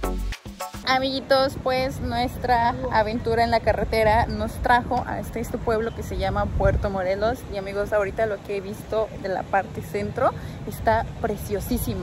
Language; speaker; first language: Spanish; native; Spanish